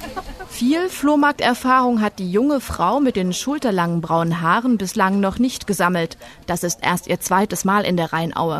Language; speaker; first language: German; native; German